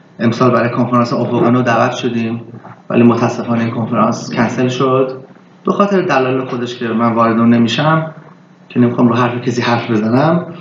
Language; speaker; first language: Persian; early bilingual, heritage; Persian